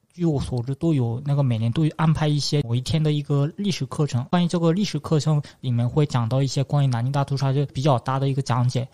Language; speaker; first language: Chinese; non-native, fluent; Korean